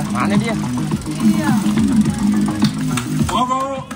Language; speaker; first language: French; non-native, learner; Indonesian